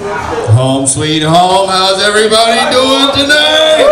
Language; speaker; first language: English; native; English